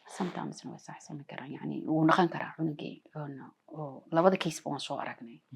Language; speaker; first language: Somali; early bilingual, heritage; Somali